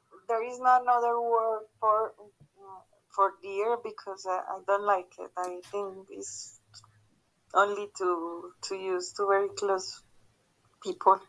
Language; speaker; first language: English; non-native, learner; Spanish